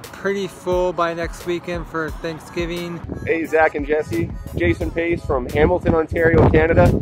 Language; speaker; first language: English; non-native, fluent; Ukrainian